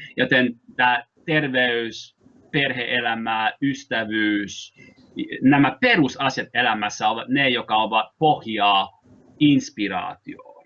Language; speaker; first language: Finnish; non-native, fluent; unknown